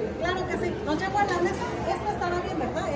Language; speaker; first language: Spanish; native; Spanish